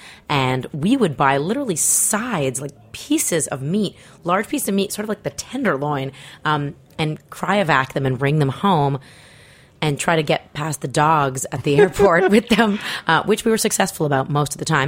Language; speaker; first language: English; native; English